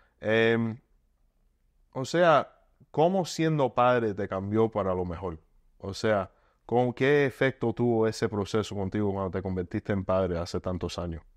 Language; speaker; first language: Spanish; early bilingual, heritage; Spanish